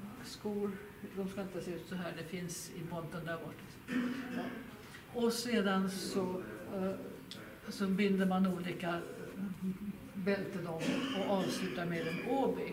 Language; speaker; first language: Swedish; native; Swedish